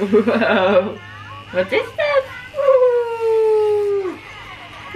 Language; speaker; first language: Dutch; native; Dutch